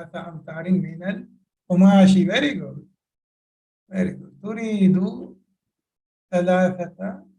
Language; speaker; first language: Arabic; non-native, fluent; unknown